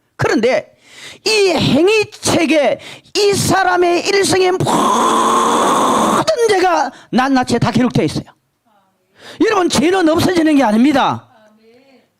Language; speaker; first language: Korean; native; Korean